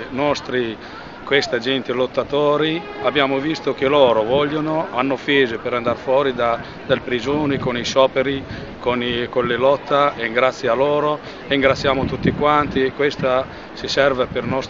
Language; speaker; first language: Italian; non-native, learner; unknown